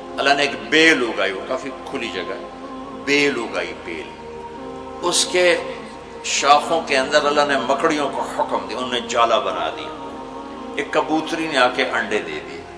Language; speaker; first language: Urdu; non-native, local second language; Punjabi